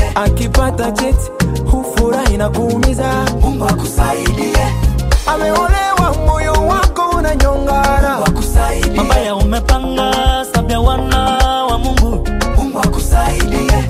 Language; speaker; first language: Swahili; native; Swahili